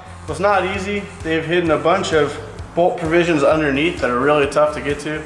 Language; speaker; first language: English; native; English